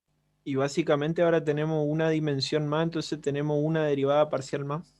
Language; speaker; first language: Spanish; native; Spanish